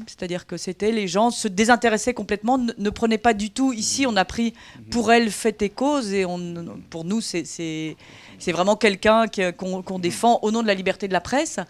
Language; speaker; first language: French; native; French